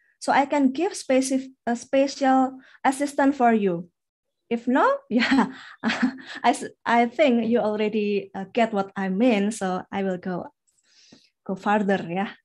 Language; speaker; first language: English; non-native, fluent; Indonesian